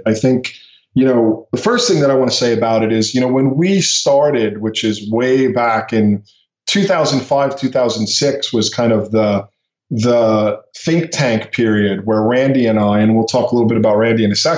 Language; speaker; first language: English; native; English